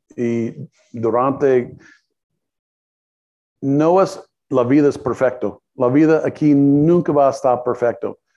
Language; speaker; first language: Spanish; non-native, learner; English